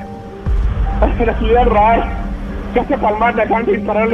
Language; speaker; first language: Spanish; native; Spanish